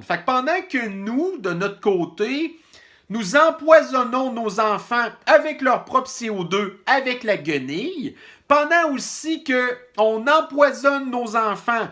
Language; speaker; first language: French; native; French